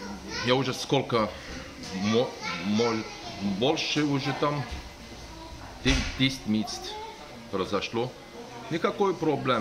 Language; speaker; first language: Russian; non-native, learner; Turkish